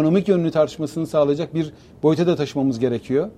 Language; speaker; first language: Turkish; native; Turkish